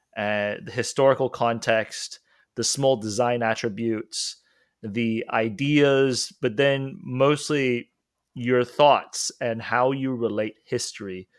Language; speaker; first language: English; non-native, local second language; Cantonese